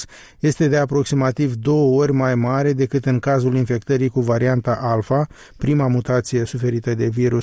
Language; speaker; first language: Romanian; native; Romanian